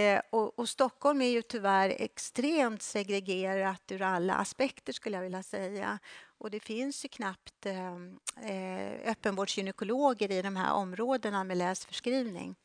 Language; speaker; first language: Swedish; native; Swedish